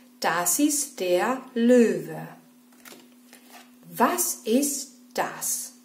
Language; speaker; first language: German; non-native, fluent; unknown